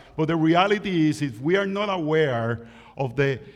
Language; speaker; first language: English; non-native, fluent; Spanish